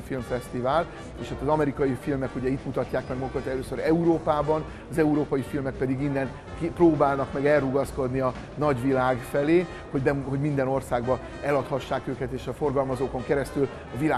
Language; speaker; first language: Hungarian; native; Hungarian